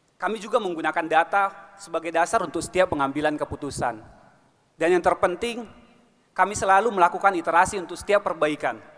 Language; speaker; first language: Indonesian; native; Indonesian